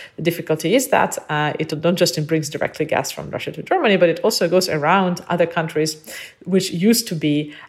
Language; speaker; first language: English; early bilingual, other home language; Ukrainian